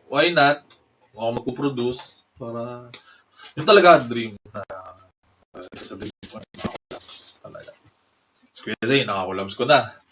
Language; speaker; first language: Filipino; early bilingual, heritage; Filipino